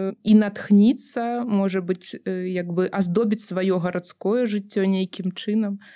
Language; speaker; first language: Belarusian; non-native, local second language; Russian